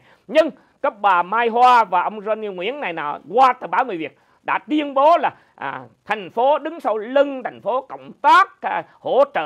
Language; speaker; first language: Vietnamese; native; Vietnamese